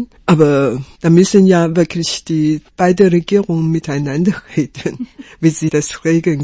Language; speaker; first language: German; non-native, fluent; Chinese